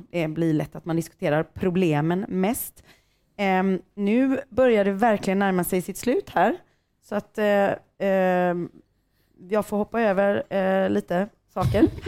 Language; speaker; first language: Swedish; native; Swedish